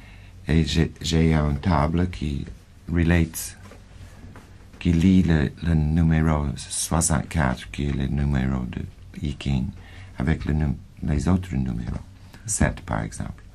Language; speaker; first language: French; non-native, fluent; English